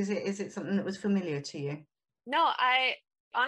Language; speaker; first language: English; native; English